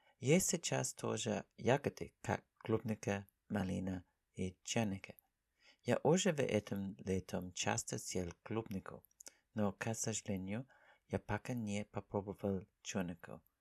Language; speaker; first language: Russian; non-native, learner; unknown